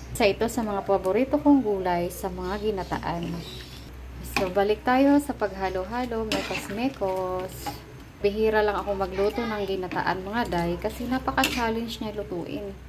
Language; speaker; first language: Filipino; non-native, local second language; Bikol